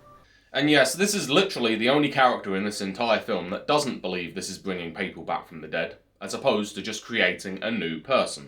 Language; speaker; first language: English; native; English